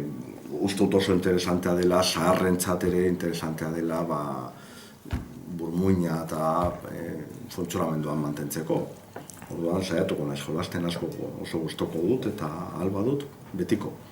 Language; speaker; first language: Basque; non-native, local second language; Spanish